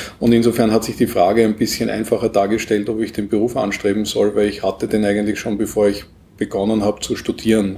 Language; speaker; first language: German; native; German